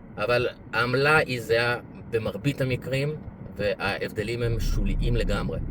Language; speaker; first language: Hebrew; native; Hebrew